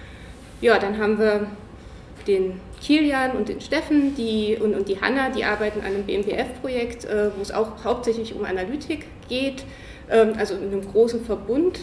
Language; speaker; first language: German; native; German